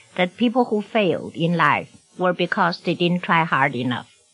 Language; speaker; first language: English; non-native, fluent; Chinese